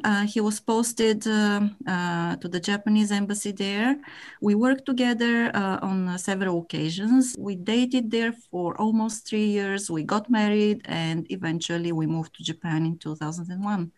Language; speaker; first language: English; non-native, fluent; Bulgarian